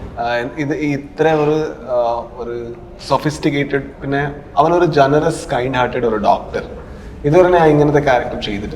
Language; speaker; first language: Malayalam; non-native, learner; Kannada